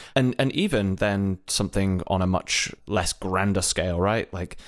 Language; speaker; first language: English; native; English